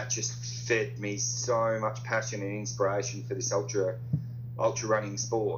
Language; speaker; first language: English; native; English